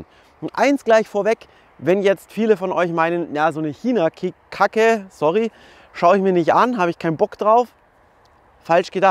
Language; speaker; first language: German; native; German